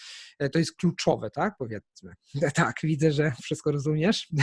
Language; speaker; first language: Polish; non-native, fluent; Italian